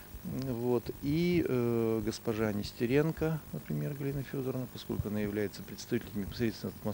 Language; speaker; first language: Russian; native; Russian